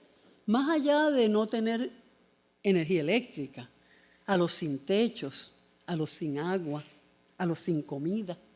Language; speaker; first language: Spanish; native; Spanish